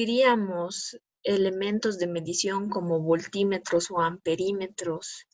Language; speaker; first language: Spanish; native; Spanish